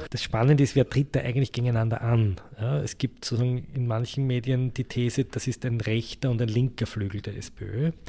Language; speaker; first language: German; native; German